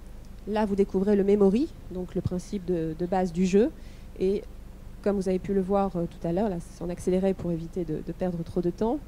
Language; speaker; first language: French; native; French